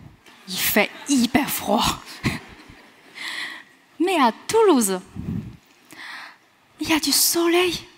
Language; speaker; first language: French; non-native, fluent; Chinese